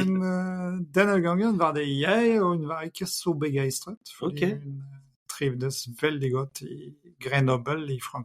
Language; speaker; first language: Norwegian; non-native, fluent; French